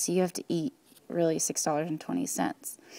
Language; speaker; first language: English; native; English